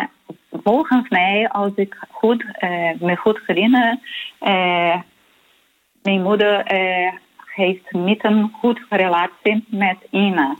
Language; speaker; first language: Dutch; non-native, learner; Portuguese